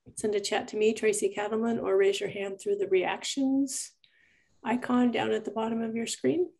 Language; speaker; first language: English; native; English